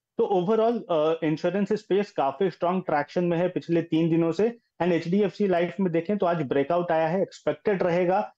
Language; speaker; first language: Hindi; native; Hindi